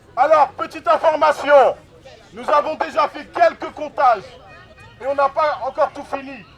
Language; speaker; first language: French; native; French